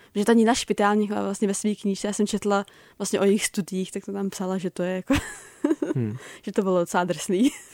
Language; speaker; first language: Czech; native; Czech